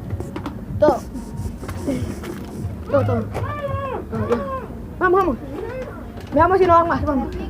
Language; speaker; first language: Spanish; native; Spanish